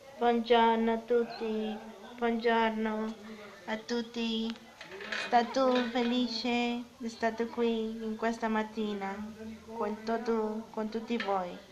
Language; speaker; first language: Italian; non-native, learner; Spanish